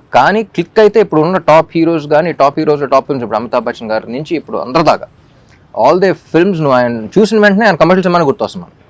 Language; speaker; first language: Telugu; native; Telugu